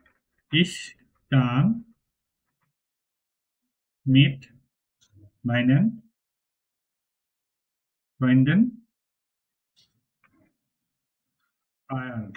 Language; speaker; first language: German; non-native, learner; Bangla